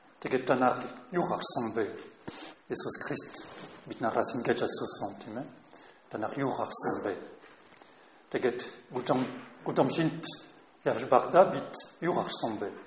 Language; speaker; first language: Mongolian; non-native, fluent; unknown